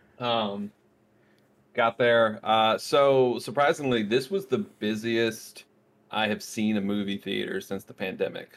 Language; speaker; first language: English; native; English